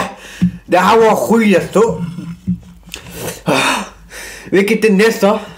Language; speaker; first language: Swedish; non-native, local second language; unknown